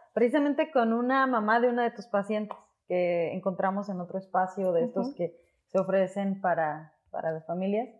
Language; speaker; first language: Spanish; native; Spanish